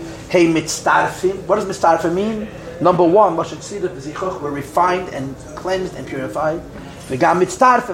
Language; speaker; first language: English; native; English